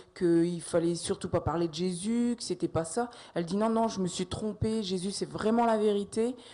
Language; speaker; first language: French; native; French